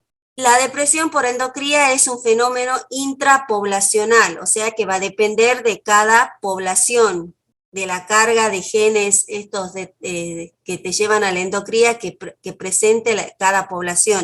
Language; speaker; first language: Spanish; native; Spanish